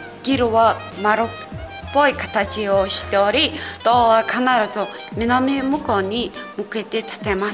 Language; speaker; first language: Japanese; non-native, fluent; Mongolian